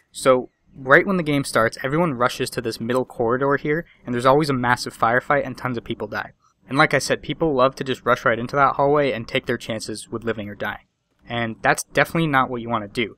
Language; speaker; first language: English; native; English